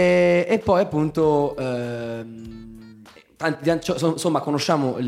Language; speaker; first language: Italian; native; Italian